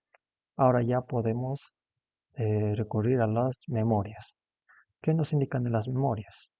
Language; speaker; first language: Spanish; native; Spanish